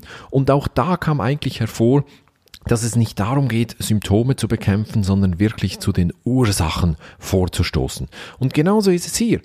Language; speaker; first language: German; native; German